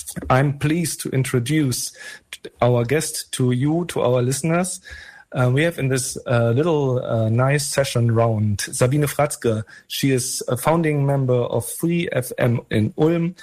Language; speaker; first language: English; non-native, fluent; German